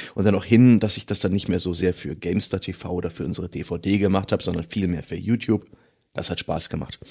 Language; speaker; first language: German; native; German